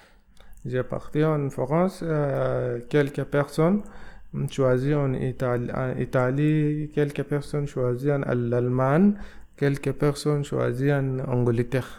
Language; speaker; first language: French; non-native, learner; Arabic